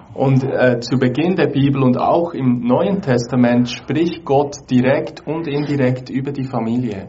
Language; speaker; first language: German; native; German